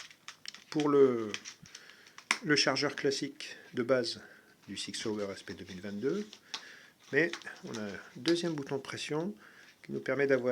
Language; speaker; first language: French; native; French